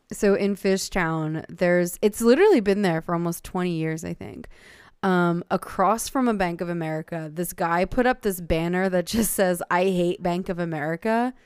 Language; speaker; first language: English; native; English